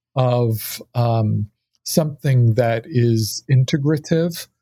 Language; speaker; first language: English; native; English